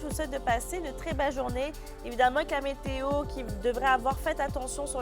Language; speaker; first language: French; native; French